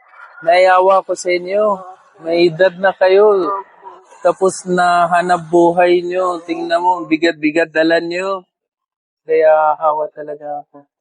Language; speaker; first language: Filipino; non-native, learner; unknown